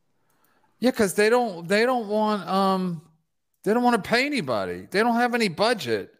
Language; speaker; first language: English; native; English